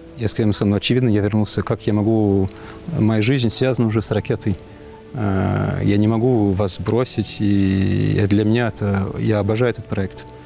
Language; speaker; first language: Russian; non-native, fluent; English